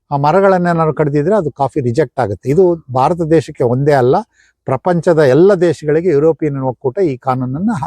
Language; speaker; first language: Kannada; native; Kannada